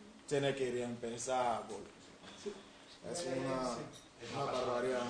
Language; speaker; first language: Spanish; non-native, learner; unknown